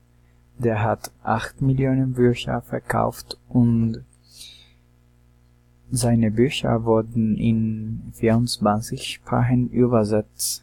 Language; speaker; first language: German; non-native, learner; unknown